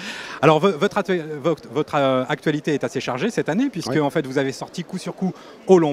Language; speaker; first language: French; native; French